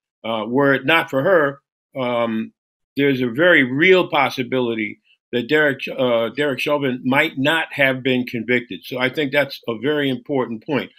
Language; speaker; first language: English; native; English